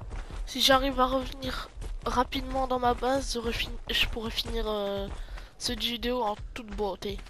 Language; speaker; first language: French; native; French